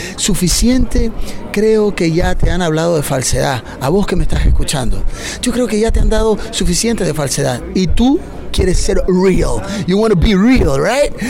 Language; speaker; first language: Spanish; native; Spanish